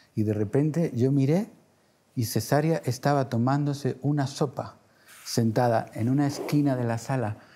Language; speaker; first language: Spanish; native; Spanish